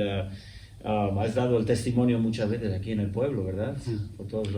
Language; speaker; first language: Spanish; non-native, fluent; English